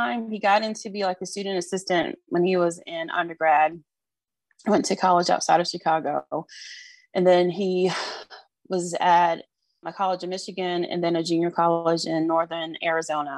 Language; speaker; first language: English; native; English